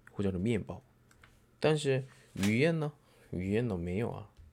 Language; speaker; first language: Chinese; non-native, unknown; Korean